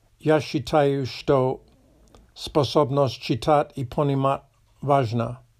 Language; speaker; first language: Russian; non-native, learner; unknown